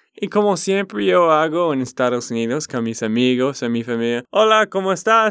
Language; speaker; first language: Spanish; non-native, learner; English